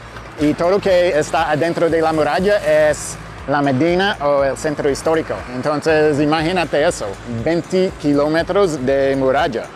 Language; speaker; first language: Spanish; non-native, fluent; English